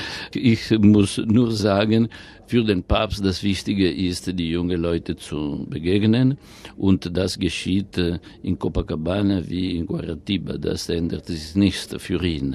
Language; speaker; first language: German; non-native, fluent; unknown